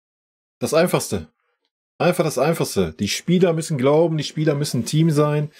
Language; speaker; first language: German; native; German